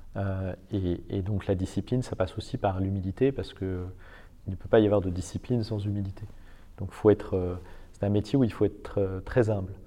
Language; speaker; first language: French; non-native, fluent; Persian